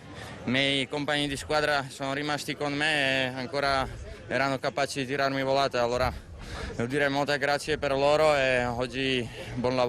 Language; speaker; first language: Italian; non-native, fluent; Slovak